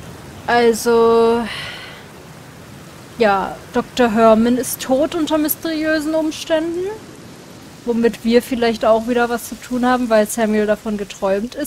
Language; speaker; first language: German; native; German